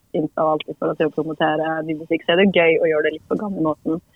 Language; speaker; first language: Norwegian; native; Norwegian